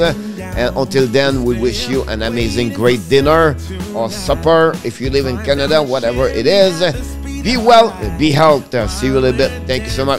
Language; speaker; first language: English; non-native, fluent; French